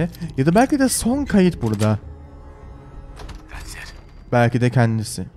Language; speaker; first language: Turkish; early bilingual, heritage; Turkish